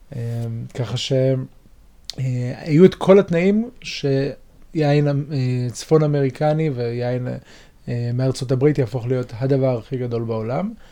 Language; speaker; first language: Hebrew; native; Hebrew